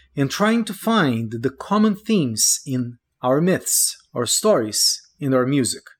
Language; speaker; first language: English; non-native, fluent; Portuguese